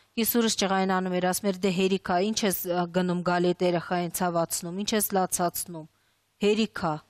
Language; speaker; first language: Armenian; early bilingual, other home language; Russian